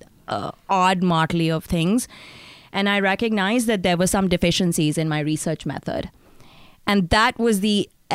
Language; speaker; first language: English; non-native, local second language; Urdu